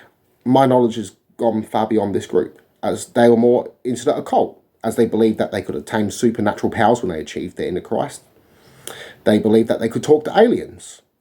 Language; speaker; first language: English; native; English